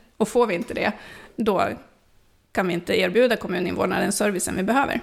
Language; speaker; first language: Swedish; early bilingual, other home language; Finnish